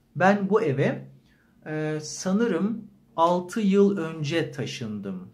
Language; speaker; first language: Turkish; native; Turkish